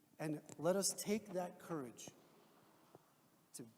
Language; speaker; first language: English; native; English